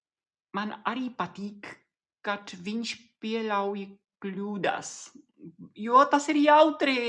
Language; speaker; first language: Latvian; non-native, fluent; Czech